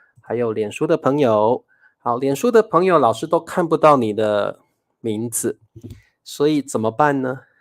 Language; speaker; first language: Chinese; native; Chinese